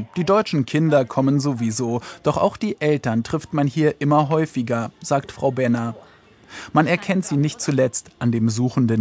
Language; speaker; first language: German; native; German